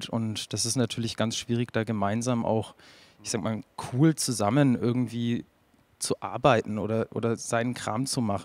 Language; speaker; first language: German; native; German